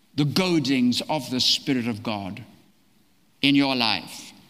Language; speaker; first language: English; native; English